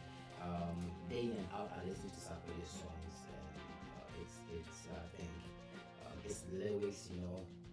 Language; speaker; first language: English; non-native, local second language; Akan